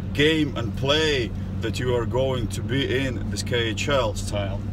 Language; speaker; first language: English; non-native, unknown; Latvian